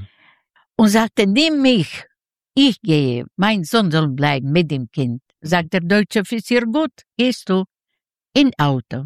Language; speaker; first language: German; non-native, learner; Yiddish